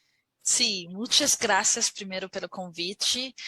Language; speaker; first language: Portuguese; non-native, learner; Arabic